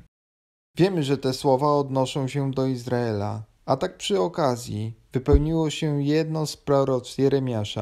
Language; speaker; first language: Polish; native; Polish